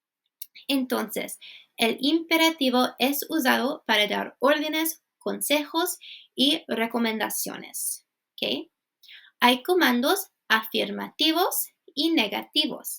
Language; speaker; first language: Spanish; non-native, fluent; English